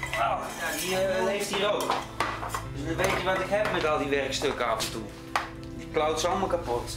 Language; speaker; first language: Dutch; early bilingual, other home language; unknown